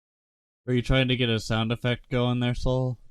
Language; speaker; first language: English; native; English